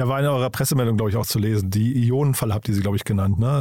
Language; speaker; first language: German; native; German